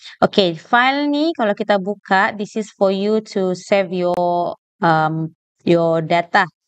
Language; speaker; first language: English; non-native, local second language; Malay